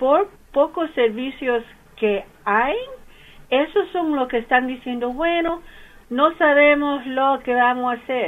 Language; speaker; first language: Spanish; early bilingual, heritage; English